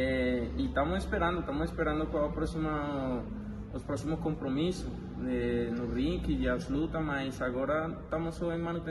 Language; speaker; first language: Portuguese; non-native, fluent; Spanish